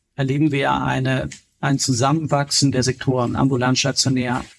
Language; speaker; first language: German; native; German